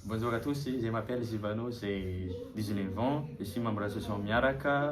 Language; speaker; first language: French; non-native, learner; Malagasy